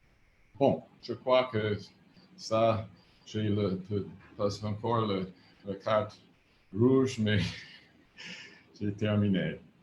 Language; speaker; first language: French; non-native, fluent; English